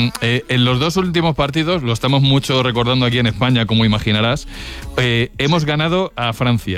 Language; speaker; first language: Spanish; native; Spanish